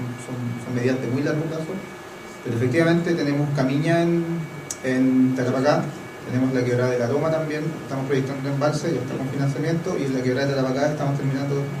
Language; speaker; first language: Spanish; native; Spanish